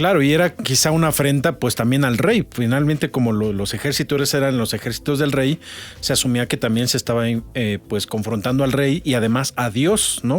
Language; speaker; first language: Spanish; native; Spanish